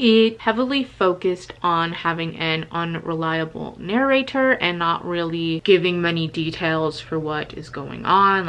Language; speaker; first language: English; native; English